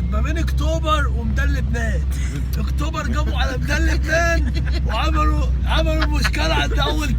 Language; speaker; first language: Arabic; native; Arabic